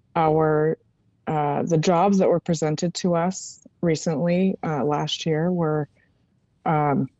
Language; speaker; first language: English; native; English